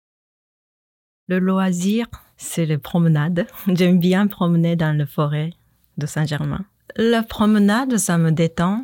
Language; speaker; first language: French; non-native, fluent; Japanese